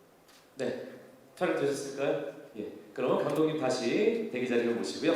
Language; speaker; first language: Korean; native; Korean